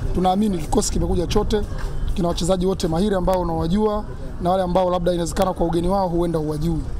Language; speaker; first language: Swahili; native; Swahili